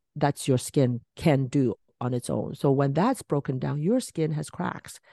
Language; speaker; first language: English; non-native, local second language; Cantonese